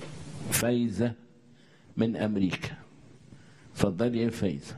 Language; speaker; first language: Arabic; native; Arabic